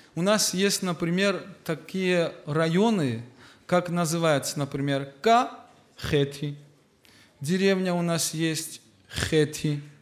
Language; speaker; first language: Russian; native; Russian